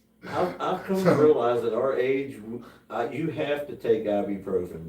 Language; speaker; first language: English; native; English